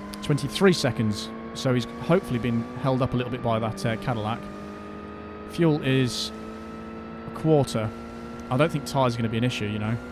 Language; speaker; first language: English; native; English